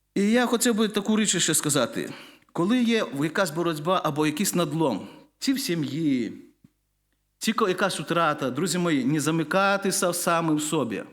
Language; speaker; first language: Ukrainian; non-native, fluent; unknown